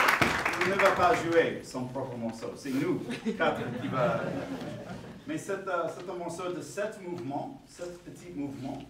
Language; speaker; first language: French; non-native, fluent; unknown